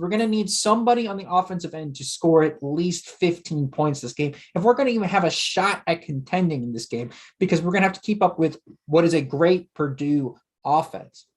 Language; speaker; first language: English; native; English